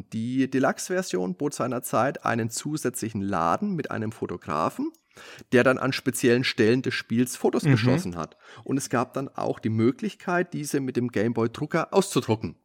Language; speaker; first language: German; native; German